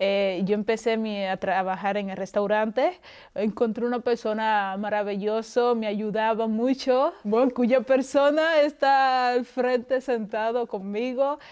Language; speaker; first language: Spanish; non-native, local second language; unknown